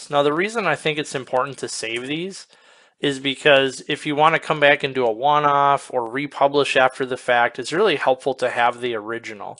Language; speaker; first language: English; native; English